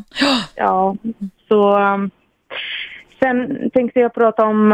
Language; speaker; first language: Swedish; non-native, fluent; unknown